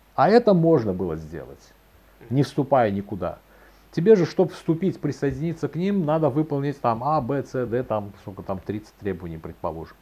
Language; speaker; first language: Russian; non-native, local second language; Azerbaijani